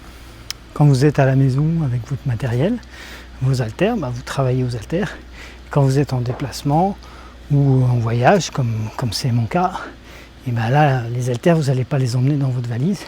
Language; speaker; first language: French; native; French